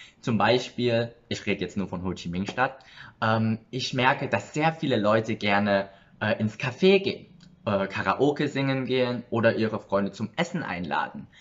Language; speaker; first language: German; early bilingual, other home language; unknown